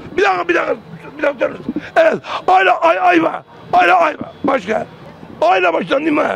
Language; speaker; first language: Turkish; native; Turkish